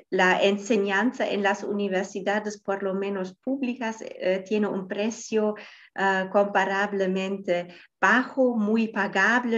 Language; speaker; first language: Spanish; non-native, fluent; German